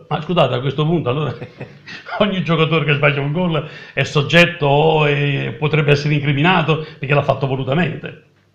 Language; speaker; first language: Italian; native; Italian